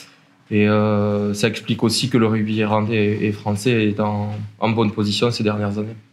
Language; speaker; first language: French; native; French